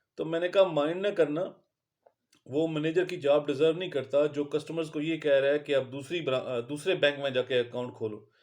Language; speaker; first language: Urdu; non-native, local second language; Punjabi